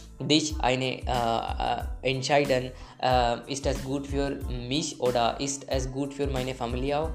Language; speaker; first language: German; non-native, learner; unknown